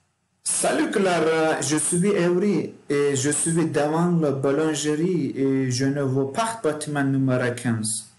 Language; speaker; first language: French; non-native, learner; Turkish